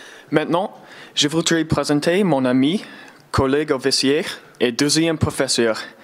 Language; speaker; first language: French; non-native, learner; English